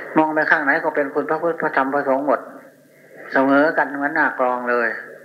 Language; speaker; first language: Thai; native; Thai